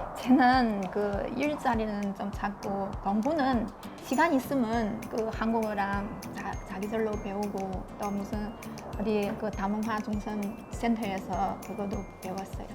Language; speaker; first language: Korean; non-native, learner; Chinese